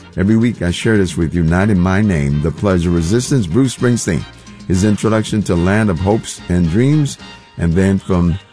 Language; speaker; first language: English; non-native, local second language; Spanish